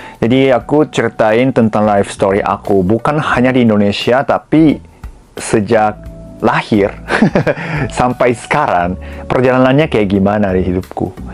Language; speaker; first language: Indonesian; non-native, fluent; Japanese